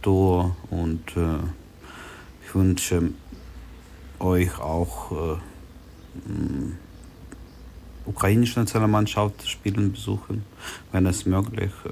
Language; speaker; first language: German; non-native, learner; Ukrainian